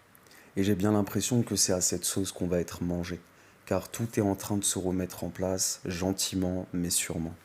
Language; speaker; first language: French; native; French